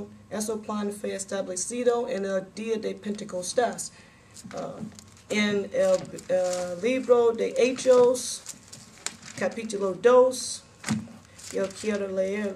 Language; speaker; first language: Spanish; non-native, learner; English